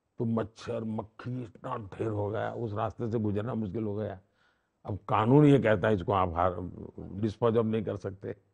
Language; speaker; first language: Hindi; non-native, local second language; Gujarati